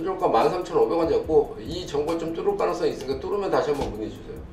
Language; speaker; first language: Korean; native; Korean